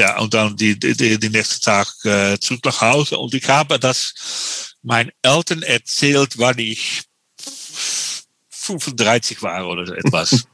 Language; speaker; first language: German; non-native, learner; Dutch